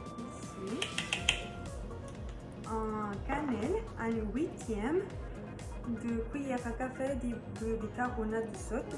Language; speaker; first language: French; non-native, learner; Spanish